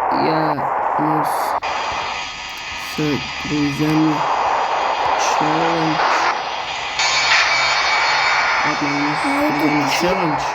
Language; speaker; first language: Russian; non-native, local second language; Kazakh